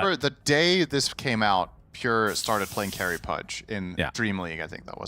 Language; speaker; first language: English; native; English